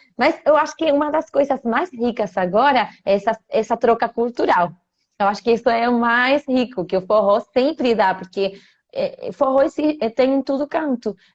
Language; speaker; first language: Portuguese; non-native, fluent; Spanish